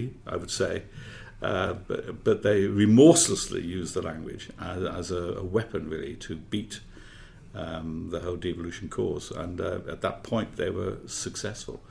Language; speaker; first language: English; native; English